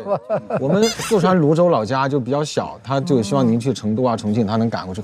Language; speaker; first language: Chinese; native; Chinese